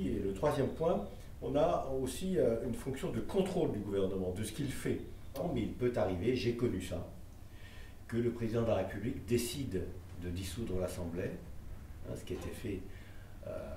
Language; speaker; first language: French; native; French